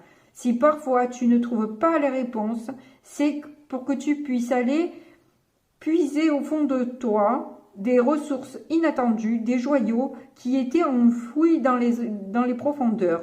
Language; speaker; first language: French; native; French